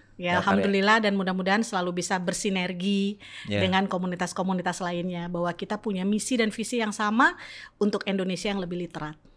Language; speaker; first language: Indonesian; native; Indonesian